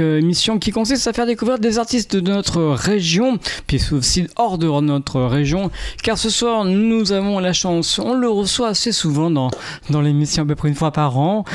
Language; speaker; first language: French; native; French